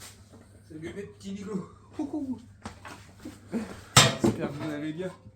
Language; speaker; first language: French; native; French